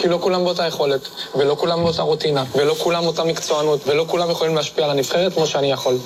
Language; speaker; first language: Hebrew; native; Hebrew